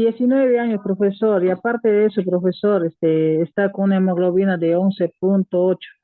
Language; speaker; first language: Spanish; native; Spanish